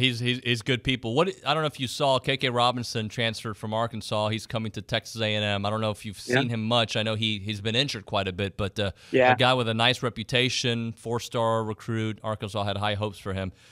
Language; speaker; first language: English; native; English